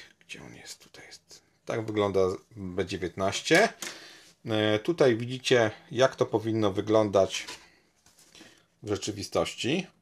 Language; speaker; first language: Polish; native; Polish